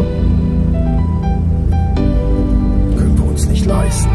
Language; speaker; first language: German; native; German